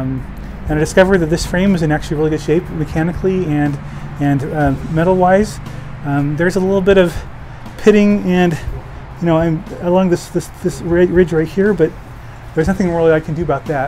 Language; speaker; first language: English; native; English